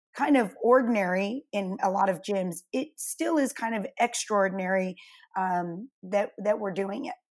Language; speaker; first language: English; native; English